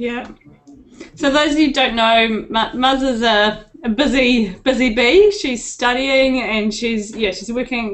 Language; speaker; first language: English; native; English